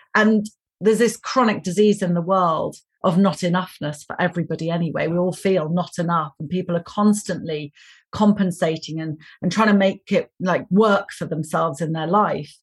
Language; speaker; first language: English; native; English